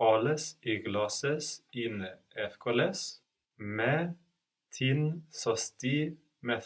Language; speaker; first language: Greek; non-native, learner; English